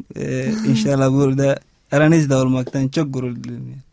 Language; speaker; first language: Turkish; non-native, learner; Arabic